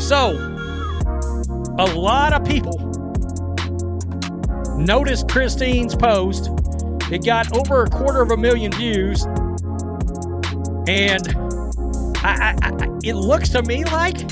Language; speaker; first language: English; native; English